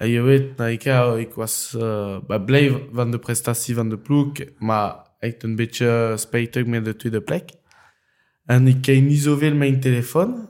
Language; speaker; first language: Dutch; non-native, local second language; French